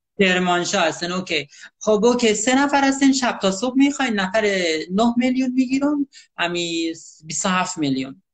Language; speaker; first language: Persian; native; Persian